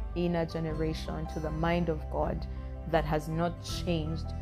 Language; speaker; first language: English; non-native, local second language; Acoli